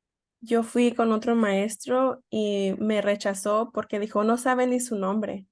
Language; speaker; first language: Spanish; early bilingual, heritage; Spanish